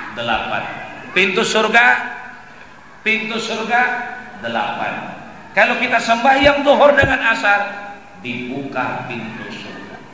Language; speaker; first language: Indonesian; non-native, local second language; Banjar